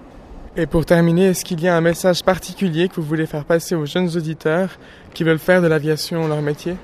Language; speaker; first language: French; native; French